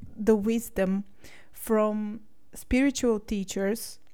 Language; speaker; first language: English; non-native, fluent; Bulgarian